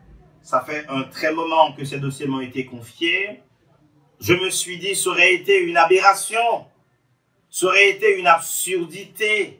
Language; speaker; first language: French; non-native, local second language; Haitian Creole